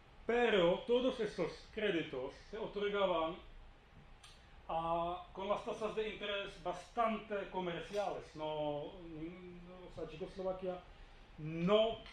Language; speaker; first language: Spanish; non-native, fluent; Czech